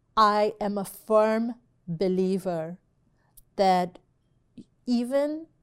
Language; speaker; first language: English; non-native, local second language; Urdu